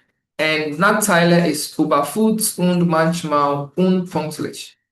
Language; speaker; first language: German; non-native, fluent; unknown